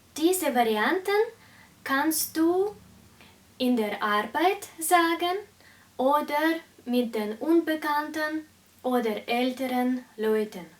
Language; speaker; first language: German; non-native, fluent; Russian